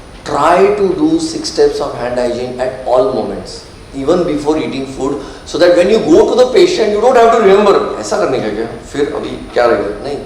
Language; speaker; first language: English; non-native, local second language; Marathi